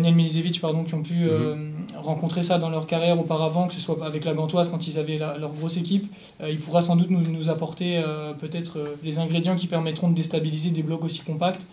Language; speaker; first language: French; native; French